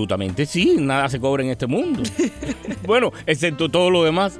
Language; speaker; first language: Spanish; native; Spanish